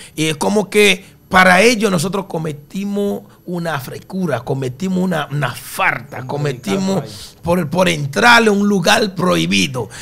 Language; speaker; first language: Spanish; early bilingual, other home language; Haitian Creole